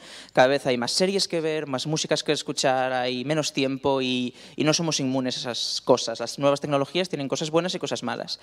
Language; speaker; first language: Spanish; native; Spanish